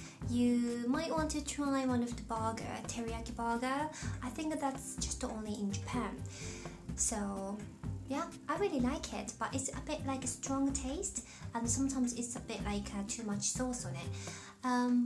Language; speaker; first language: English; non-native, fluent; Japanese